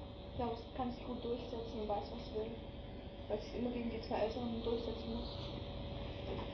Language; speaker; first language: German; native; German